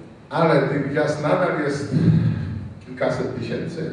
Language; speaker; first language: Polish; native; Polish